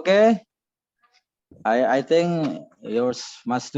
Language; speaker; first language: English; non-native, learner; Indonesian